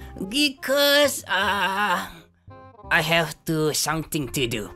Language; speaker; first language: English; non-native, learner; Indonesian